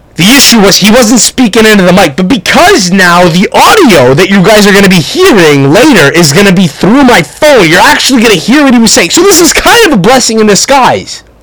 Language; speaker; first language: English; early bilingual, other home language; Italian